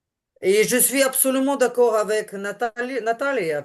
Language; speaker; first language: French; non-native, learner; Ukrainian